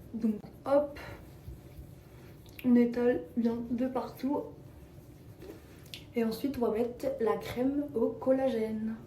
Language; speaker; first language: French; native; French